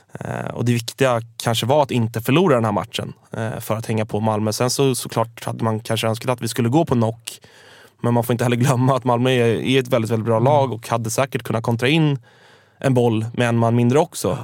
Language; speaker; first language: Swedish; native; Swedish